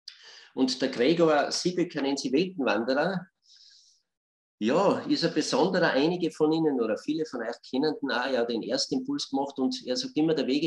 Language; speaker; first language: German; native; German